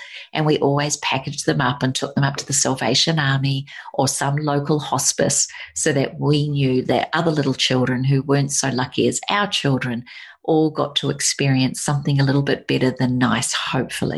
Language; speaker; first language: English; native; English